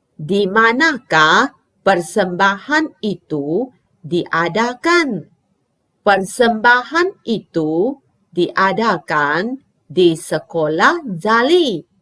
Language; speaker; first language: Malay; non-native, local second language; Chinese